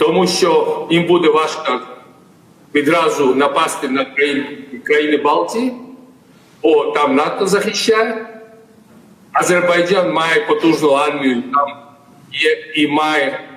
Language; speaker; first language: Ukrainian; non-native, fluent; Georgian